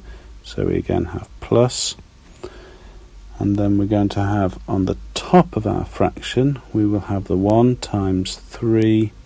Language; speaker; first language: English; native; English